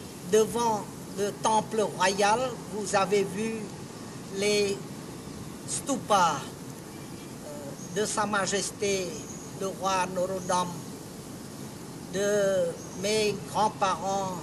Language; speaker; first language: French; non-native, local second language; Khmer